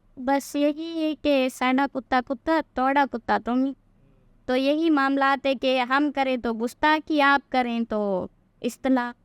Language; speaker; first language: Urdu; non-native, local second language; Sindhi